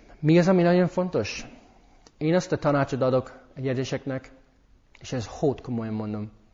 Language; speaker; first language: Hungarian; early bilingual, heritage; English